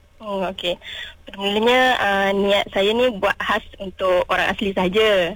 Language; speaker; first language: Malay; non-native, local second language; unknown